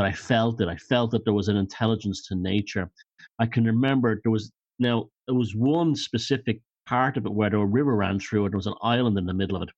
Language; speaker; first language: English; native; English